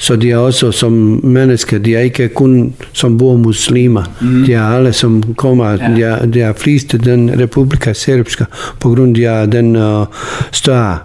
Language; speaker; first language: Danish; non-native, learner; Bosnian